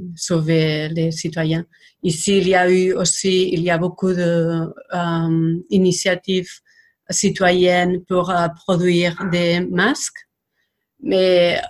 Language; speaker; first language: French; non-native, fluent; Spanish